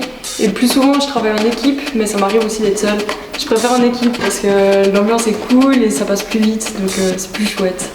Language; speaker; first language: French; native; French